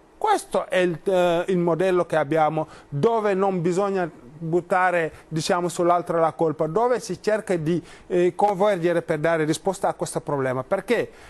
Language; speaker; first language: Italian; non-native, fluent; Wolof